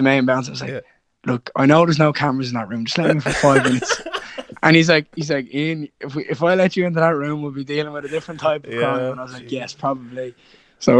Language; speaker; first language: English; native; English